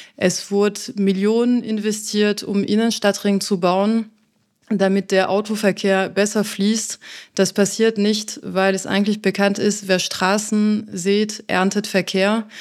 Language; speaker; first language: German; non-native, fluent; French